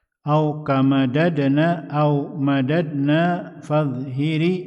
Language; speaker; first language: Arabic; non-native, fluent; Indonesian